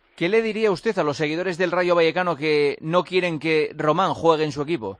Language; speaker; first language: Spanish; native; Spanish